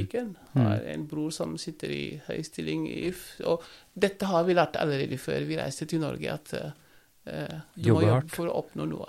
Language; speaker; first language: Norwegian; non-native, fluent; Wolof